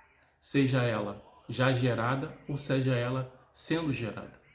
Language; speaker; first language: Portuguese; native; Portuguese